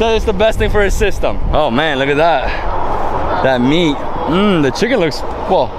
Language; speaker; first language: English; native; English